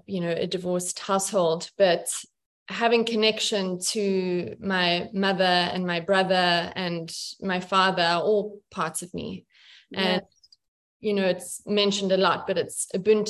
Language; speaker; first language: English; native; English